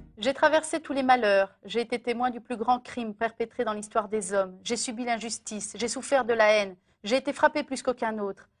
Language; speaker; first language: French; native; French